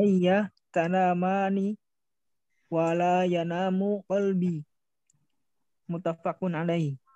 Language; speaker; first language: Arabic; non-native, learner; Indonesian